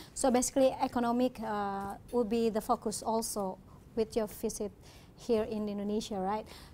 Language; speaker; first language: English; non-native, fluent; Indonesian